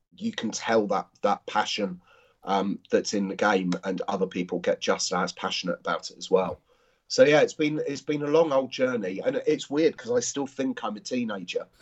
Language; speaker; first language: English; native; English